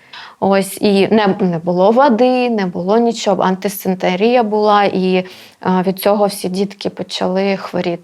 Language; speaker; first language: Ukrainian; non-native, local second language; Russian